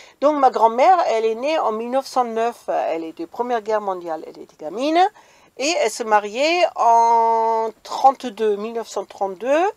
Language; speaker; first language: French; non-native, fluent; German